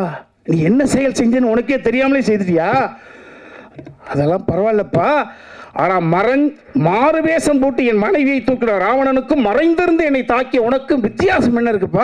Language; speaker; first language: Tamil; native; Tamil